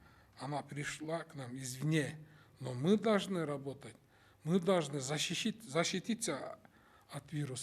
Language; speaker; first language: Russian; non-native, local second language; Kyrgyz